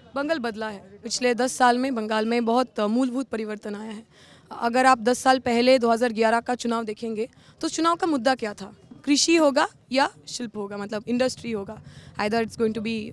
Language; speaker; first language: Hindi; non-native, local second language; Bangla